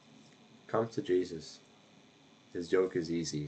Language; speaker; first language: English; native; English